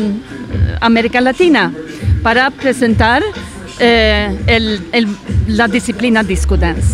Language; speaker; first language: Spanish; non-native, fluent; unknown